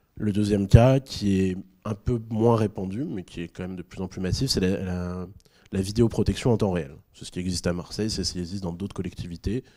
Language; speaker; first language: French; native; French